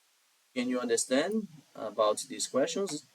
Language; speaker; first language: English; non-native, learner; Portuguese